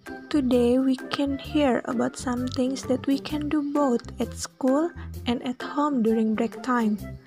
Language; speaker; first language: English; non-native, learner; Indonesian